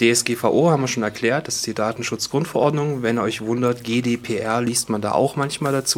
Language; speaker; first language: German; native; German